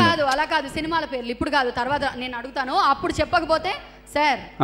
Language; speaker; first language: Telugu; native; Telugu